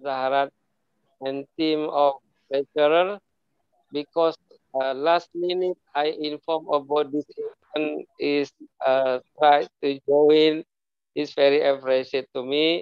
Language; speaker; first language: English; non-native, learner; Indonesian